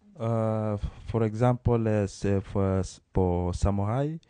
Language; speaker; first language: French; non-native, learner; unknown